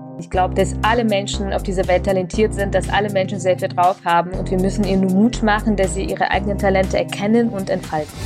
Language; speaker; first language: German; early bilingual, other home language; Russian